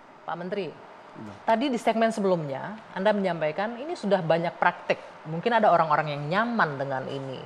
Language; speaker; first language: Indonesian; native; Indonesian